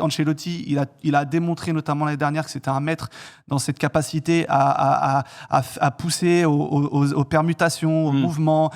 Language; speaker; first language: French; native; French